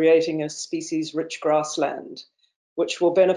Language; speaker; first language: English; native; English